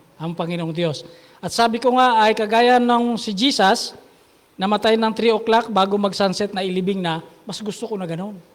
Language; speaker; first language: Filipino; native; Filipino